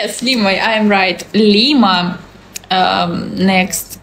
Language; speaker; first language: English; non-native, learner; Russian